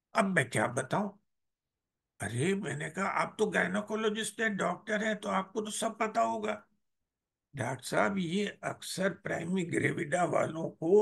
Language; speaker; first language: Hindi; native; Hindi